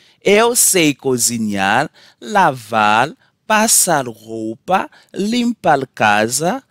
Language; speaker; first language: Portuguese; non-native, learner; Haitian Creole